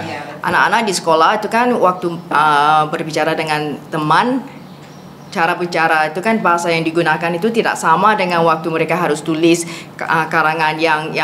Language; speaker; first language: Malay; non-native, fluent; English